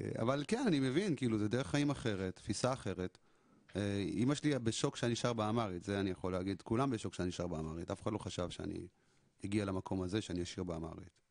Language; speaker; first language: Hebrew; early bilingual, other home language; Amharic